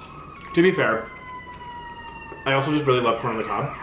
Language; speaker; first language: English; native; English